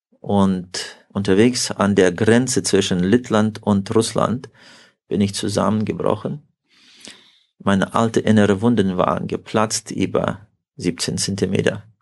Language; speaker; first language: German; early bilingual, heritage; German